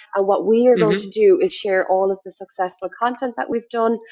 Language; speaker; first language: English; native; English